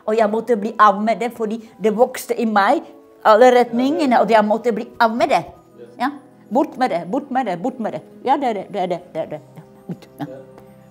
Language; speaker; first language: Norwegian; non-native, fluent; Czech